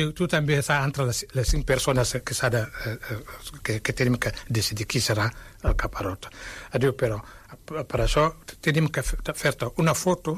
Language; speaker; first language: Catalan; non-native, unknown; Wolof